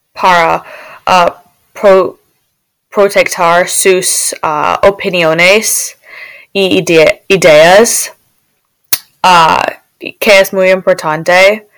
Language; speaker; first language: Spanish; non-native, learner; English